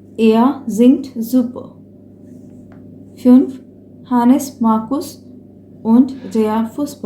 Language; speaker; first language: German; non-native, fluent; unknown